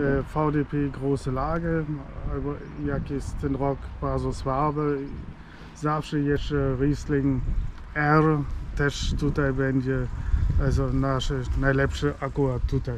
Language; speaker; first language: Polish; non-native, fluent; German